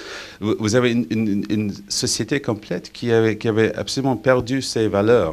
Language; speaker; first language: French; non-native, fluent; English